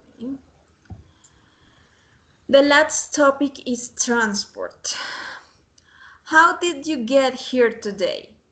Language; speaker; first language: English; non-native, fluent; Spanish